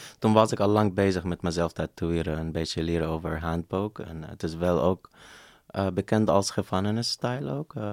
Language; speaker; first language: Dutch; non-native, fluent; Arabic